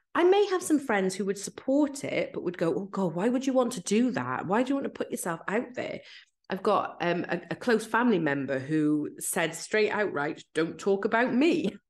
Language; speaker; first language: English; native; English